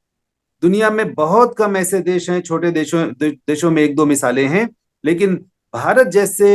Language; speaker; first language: Hindi; native; Hindi